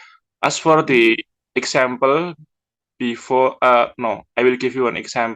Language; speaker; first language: English; non-native, fluent; Indonesian